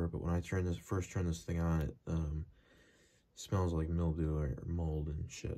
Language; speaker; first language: English; native; English